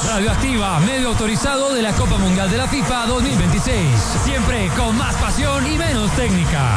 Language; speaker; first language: Spanish; native; Spanish